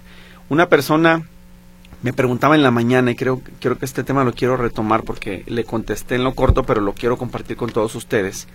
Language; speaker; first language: Spanish; native; Spanish